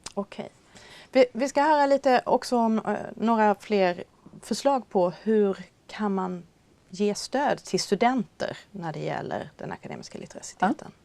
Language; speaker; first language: Swedish; native; Swedish